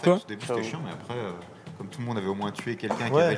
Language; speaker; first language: French; native; French